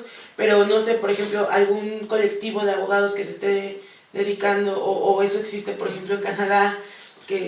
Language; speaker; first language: Spanish; native; Spanish